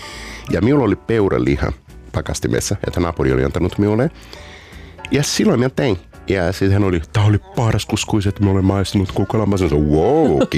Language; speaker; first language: Finnish; non-native, fluent; Portuguese